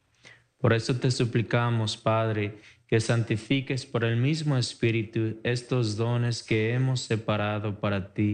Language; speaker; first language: Spanish; native; Spanish